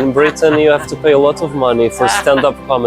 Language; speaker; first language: English; non-native, fluent; Portuguese